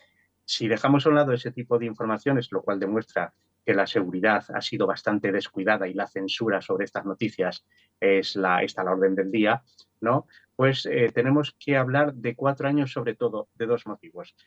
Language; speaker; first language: Spanish; native; Spanish